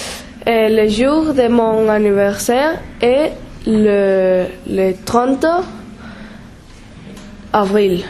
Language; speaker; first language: French; non-native, learner; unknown